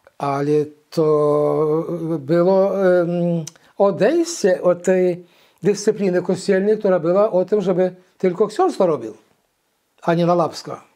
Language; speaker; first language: Polish; early bilingual, heritage; Polish